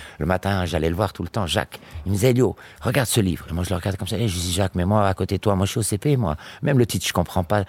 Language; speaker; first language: French; native; French